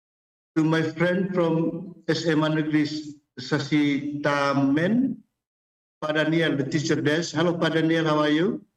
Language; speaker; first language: English; non-native, fluent; Indonesian